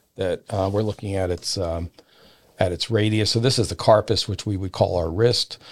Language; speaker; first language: English; native; English